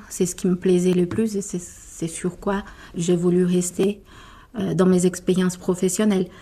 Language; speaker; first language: French; non-native, fluent; Portuguese